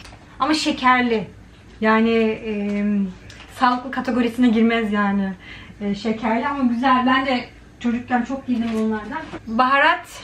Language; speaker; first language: Turkish; early bilingual, heritage; Turkish